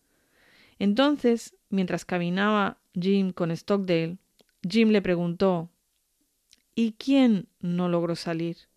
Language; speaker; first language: Spanish; native; Spanish